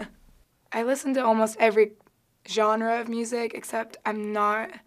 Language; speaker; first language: English; native; English